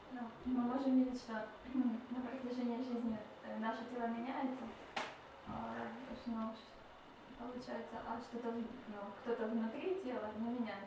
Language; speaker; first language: Russian; native; Russian